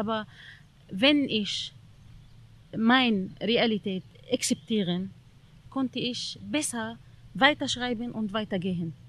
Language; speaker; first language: German; non-native, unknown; Arabic